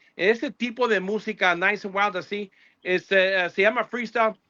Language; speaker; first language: Spanish; early bilingual, other home language; English